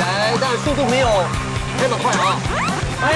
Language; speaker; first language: Chinese; native; Chinese